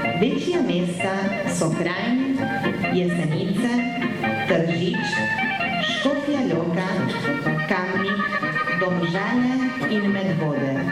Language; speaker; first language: Slovenian; early bilingual, heritage; Slovenian